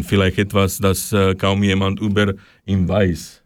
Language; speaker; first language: German; non-native, learner; Slovak